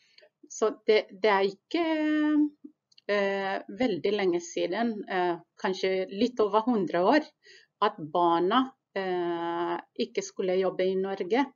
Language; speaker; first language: Norwegian; non-native, fluent; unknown